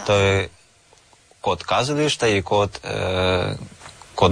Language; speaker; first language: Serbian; non-native, fluent; Russian